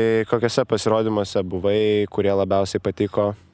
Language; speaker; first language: Lithuanian; native; Lithuanian